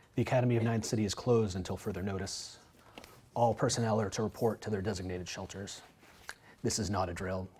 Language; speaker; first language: English; native; English